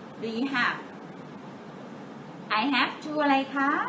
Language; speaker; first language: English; non-native, fluent; Thai